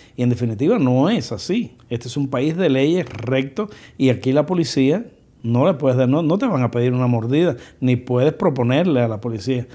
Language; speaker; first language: Spanish; native; Spanish